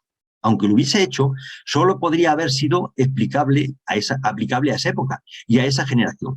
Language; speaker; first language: Spanish; native; Spanish